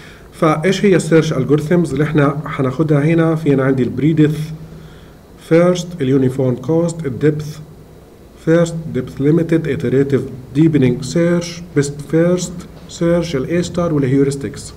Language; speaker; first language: Arabic; native; Arabic